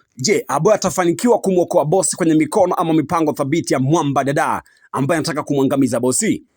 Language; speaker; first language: Swahili; native; Swahili